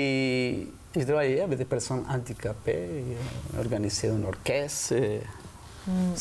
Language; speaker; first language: French; non-native, fluent; Spanish